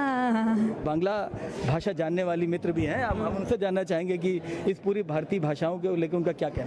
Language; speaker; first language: Hindi; native; Hindi